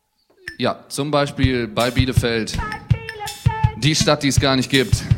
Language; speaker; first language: German; native; German